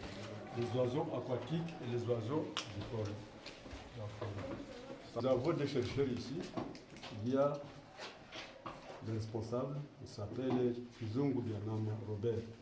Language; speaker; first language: French; non-native, local second language; Swahili